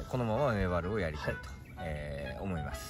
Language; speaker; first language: Japanese; native; Japanese